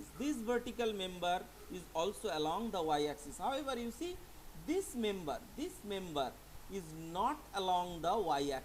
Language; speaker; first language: English; non-native, local second language; Bangla